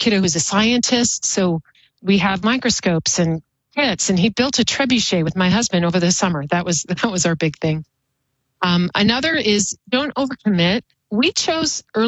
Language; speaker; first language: English; native; English